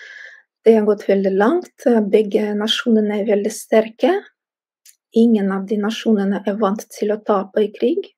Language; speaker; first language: Norwegian; non-native, fluent; Russian